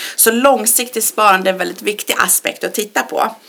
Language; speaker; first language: Swedish; early bilingual, other home language; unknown